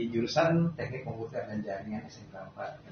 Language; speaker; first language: Indonesian; native; Indonesian